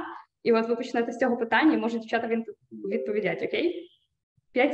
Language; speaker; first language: Ukrainian; native; Ukrainian